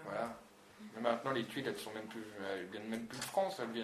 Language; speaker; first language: French; native; French